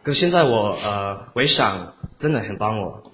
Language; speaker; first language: Chinese; early bilingual, heritage; Chinese